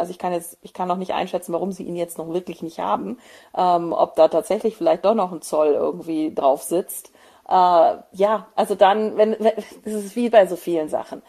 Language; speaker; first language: German; native; German